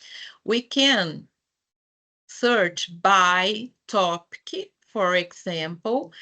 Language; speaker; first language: English; non-native, fluent; Portuguese